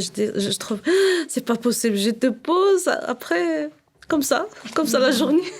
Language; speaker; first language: French; non-native, learner; Arabic